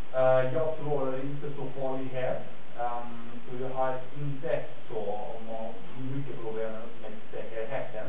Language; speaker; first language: Swedish; non-native, learner; German